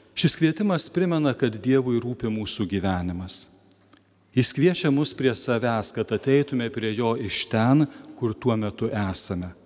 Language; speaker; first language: Lithuanian; native; Lithuanian